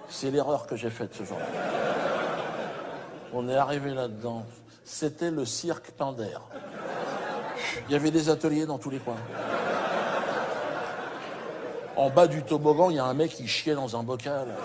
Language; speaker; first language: French; native; French